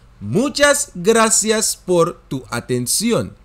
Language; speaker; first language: Spanish; non-native, fluent; Dutch